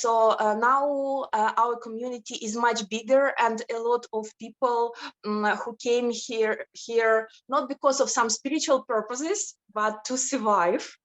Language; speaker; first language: English; non-native, fluent; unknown